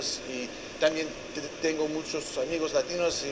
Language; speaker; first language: Spanish; non-native, learner; English